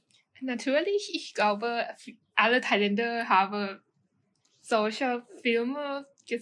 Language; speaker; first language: German; non-native, fluent; Thai